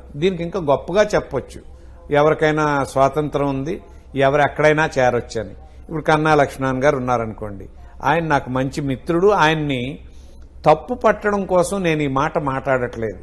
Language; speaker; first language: Telugu; native; Telugu